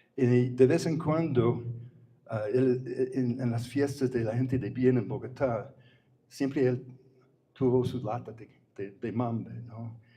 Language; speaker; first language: Spanish; non-native, fluent; English